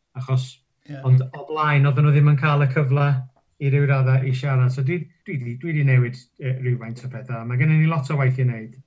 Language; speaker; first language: Welsh; non-native, local second language; English